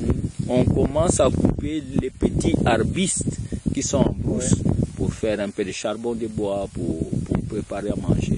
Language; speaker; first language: French; non-native, local second language; Kongo